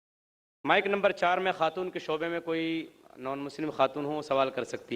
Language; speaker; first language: Hindi; native; Hindi